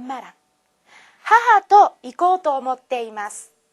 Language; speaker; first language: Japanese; non-native, fluent; Korean